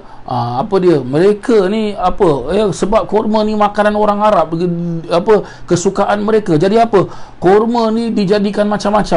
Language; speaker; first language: Malay; native; Malay